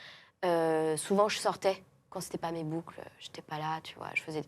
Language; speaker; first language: French; native; French